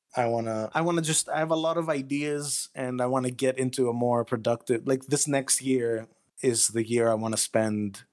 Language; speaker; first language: English; non-native, fluent; Greek